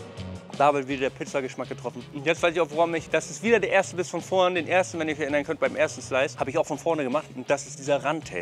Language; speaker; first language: German; native; German